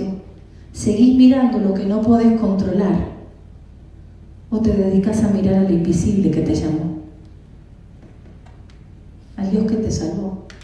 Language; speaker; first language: Spanish; native; Spanish